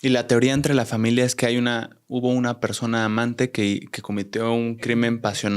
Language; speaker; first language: Spanish; native; Spanish